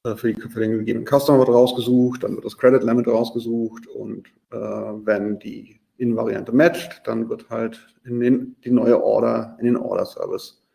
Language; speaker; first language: German; native; German